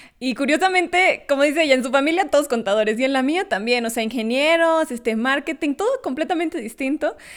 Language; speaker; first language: Spanish; native; Spanish